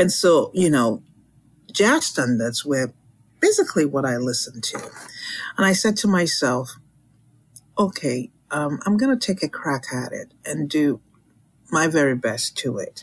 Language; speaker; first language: English; non-native, local second language; Yoruba